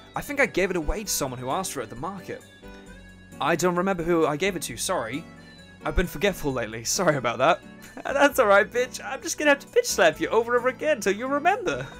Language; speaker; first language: English; native; English